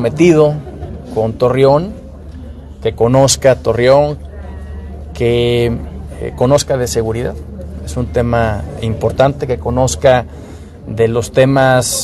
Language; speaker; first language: Spanish; native; Spanish